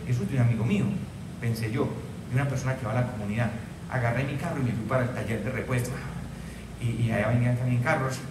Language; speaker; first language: Spanish; native; Spanish